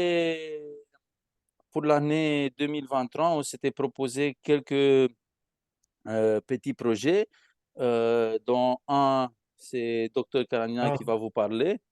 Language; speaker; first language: French; non-native, fluent; Romanian